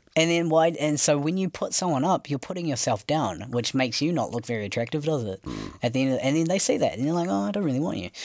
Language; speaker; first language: English; native; English